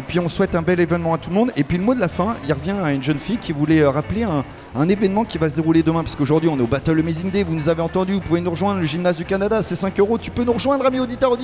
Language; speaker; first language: French; native; French